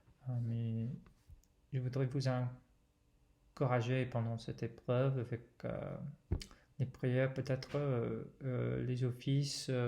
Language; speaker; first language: French; non-native, fluent; English